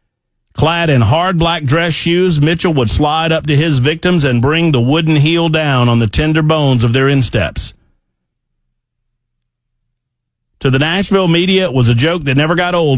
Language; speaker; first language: English; native; English